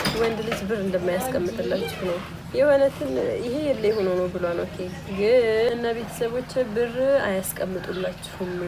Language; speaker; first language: Amharic; native; Amharic